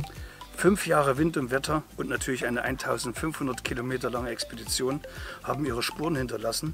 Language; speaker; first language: German; native; German